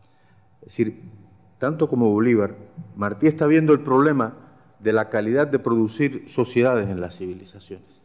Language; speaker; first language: Spanish; native; Spanish